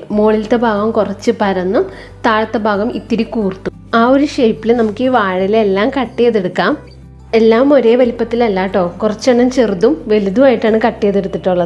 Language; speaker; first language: Malayalam; native; Malayalam